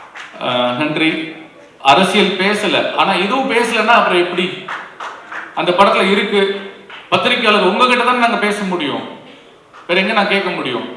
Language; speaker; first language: Tamil; native; Tamil